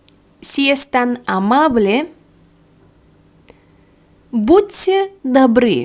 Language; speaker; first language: Spanish; non-native, fluent; Russian